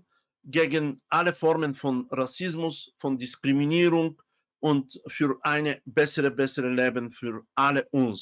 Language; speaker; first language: German; non-native, fluent; Romany